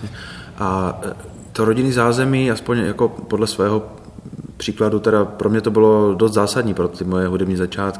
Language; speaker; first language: Czech; native; Czech